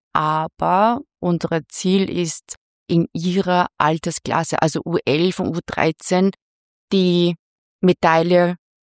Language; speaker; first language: German; non-native, fluent; Chinese